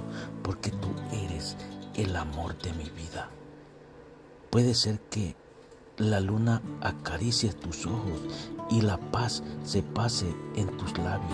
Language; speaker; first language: Spanish; native; Spanish